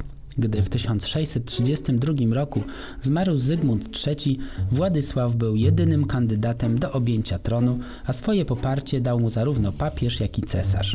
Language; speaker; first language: Polish; native; Polish